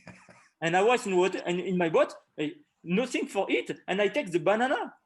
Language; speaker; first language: English; non-native, learner; French